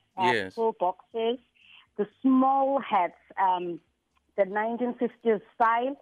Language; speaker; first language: English; non-native, local second language; Xhosa